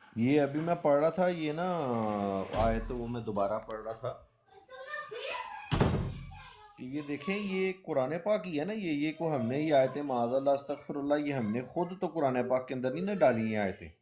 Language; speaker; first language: Hindi; non-native, local second language; Punjabi